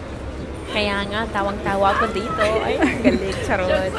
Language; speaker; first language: Filipino; non-native, learner; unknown